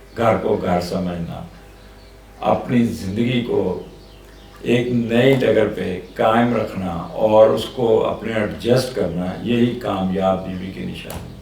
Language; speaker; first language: Urdu; native; Urdu